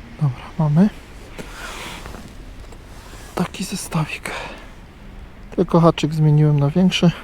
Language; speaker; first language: Polish; native; Polish